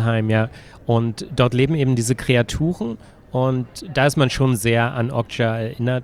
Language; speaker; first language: German; native; German